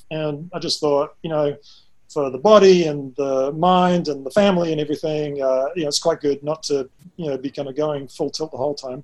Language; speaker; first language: English; native; English